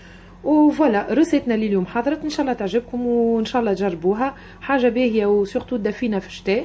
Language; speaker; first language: Arabic; native; Arabic